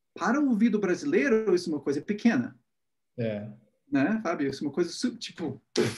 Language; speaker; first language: Portuguese; non-native, fluent; English